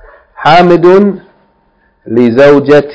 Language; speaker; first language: Arabic; non-native, fluent; English